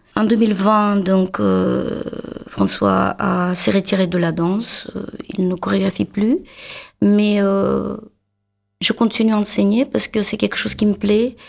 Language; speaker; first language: French; non-native, fluent; Russian